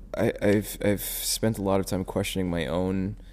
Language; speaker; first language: English; native; English